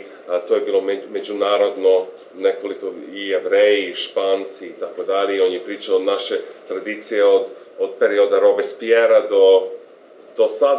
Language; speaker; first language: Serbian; non-native, fluent; English